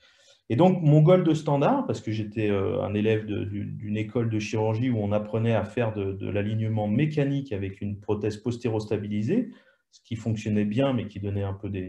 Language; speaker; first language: French; native; French